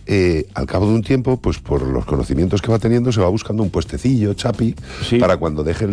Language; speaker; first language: Spanish; native; Spanish